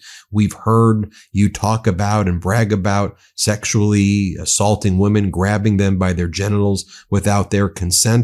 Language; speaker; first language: English; native; English